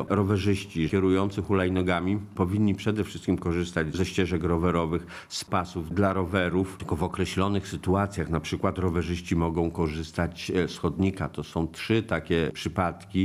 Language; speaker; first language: Polish; native; Polish